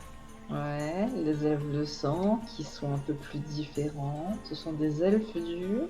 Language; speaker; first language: French; native; French